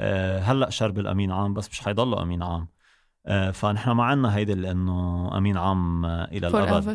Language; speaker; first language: Arabic; native; Arabic